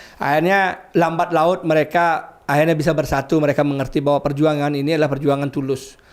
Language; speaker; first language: Indonesian; non-native, local second language; Balinese